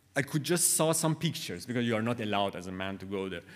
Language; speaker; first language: English; non-native, fluent; Persian